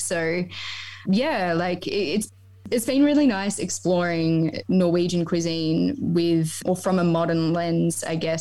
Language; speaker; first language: English; native; English